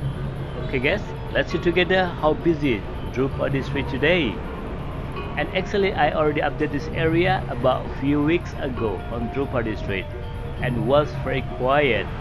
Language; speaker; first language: English; non-native, fluent; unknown